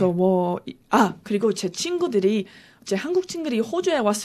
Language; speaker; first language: Korean; non-native, learner; English